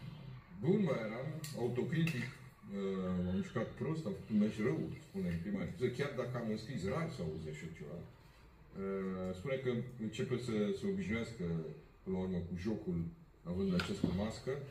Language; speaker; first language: Romanian; native; Romanian